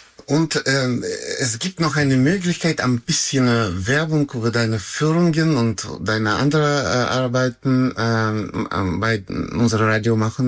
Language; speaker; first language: German; non-native, learner; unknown